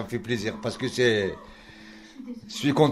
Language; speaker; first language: French; non-native, local second language; Arabic